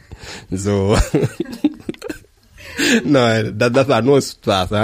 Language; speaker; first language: German; non-native, learner; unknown